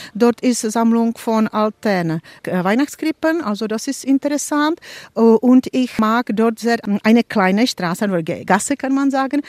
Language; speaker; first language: German; non-native, fluent; Czech